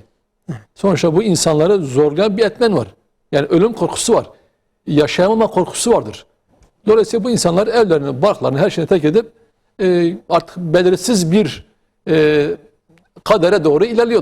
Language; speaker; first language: Turkish; native; Turkish